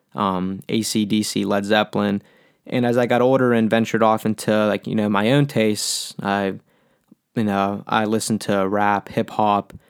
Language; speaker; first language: English; native; English